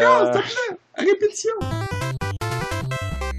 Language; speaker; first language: French; native; French